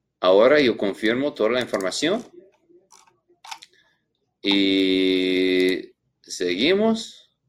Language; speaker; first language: Spanish; non-native, learner; English